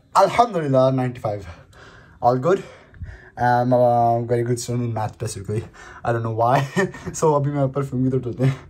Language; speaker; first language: Urdu; native; Urdu